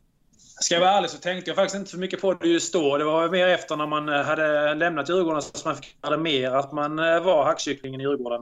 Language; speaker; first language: Swedish; native; Swedish